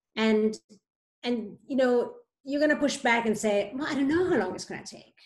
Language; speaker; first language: English; non-native, fluent; Italian